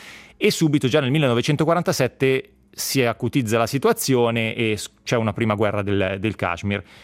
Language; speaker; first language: Italian; native; Italian